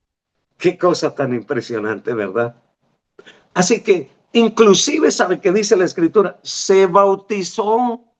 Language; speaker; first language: Spanish; native; Spanish